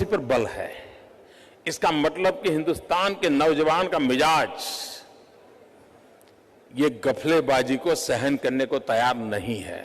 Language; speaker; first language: Hindi; non-native, local second language; Gujarati